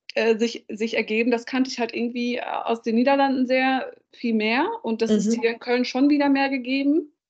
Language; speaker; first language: German; early bilingual, other home language; Dutch